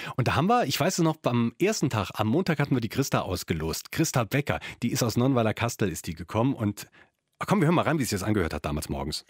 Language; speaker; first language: German; native; German